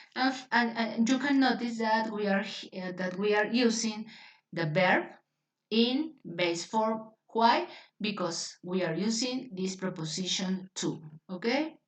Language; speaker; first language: English; non-native, fluent; Spanish